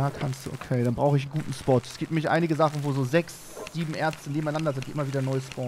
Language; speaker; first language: German; native; German